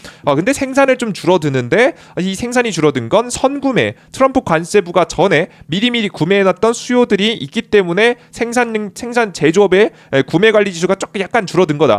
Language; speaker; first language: Korean; native; Korean